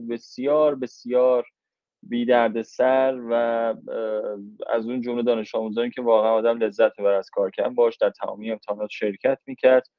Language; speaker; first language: Persian; native; Persian